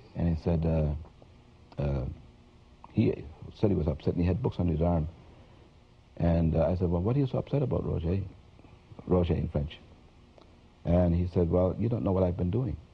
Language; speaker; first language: English; native; English